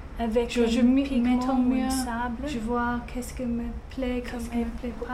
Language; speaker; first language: French; non-native, fluent; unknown